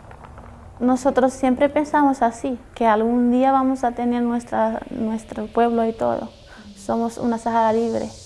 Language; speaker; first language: Spanish; non-native, learner; Arabic